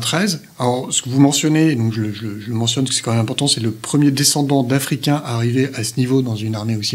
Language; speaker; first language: French; native; French